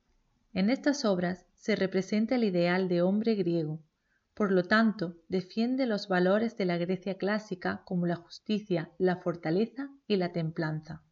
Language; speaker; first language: Spanish; native; Spanish